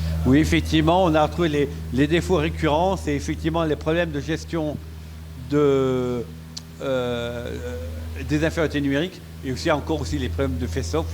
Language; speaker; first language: French; native; French